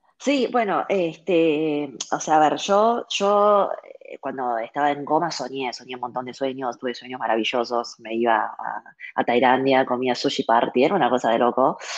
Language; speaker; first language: Spanish; early bilingual, other home language; Chinese